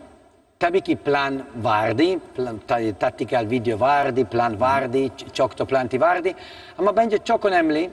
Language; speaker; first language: Turkish; non-native, learner; Italian